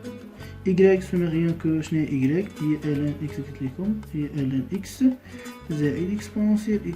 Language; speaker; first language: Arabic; native; Arabic